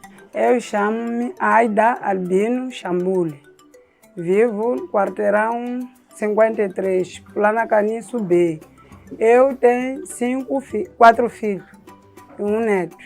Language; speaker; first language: Portuguese; non-native, local second language; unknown